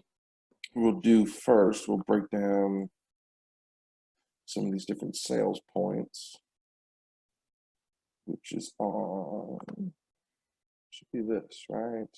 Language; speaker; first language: English; native; English